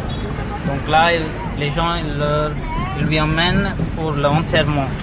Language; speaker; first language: French; non-native, fluent; Tamil